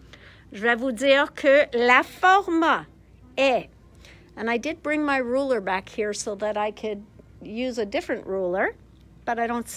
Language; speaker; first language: English; native; English